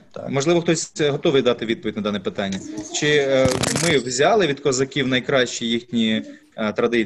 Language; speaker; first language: Ukrainian; native; Ukrainian